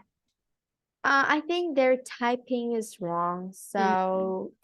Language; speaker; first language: English; non-native, learner; Vietnamese